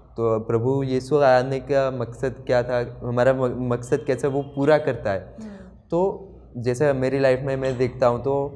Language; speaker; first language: Hindi; non-native, local second language; Gujarati